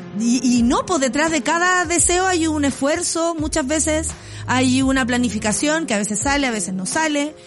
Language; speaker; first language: Spanish; native; Spanish